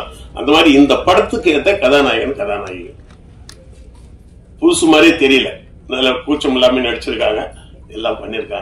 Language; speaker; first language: Tamil; native; Tamil